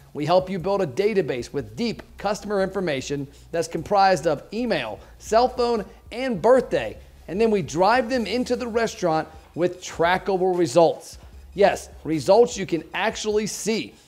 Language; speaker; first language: English; native; English